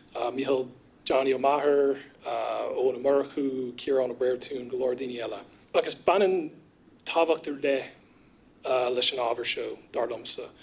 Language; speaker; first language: Irish; non-native, fluent; English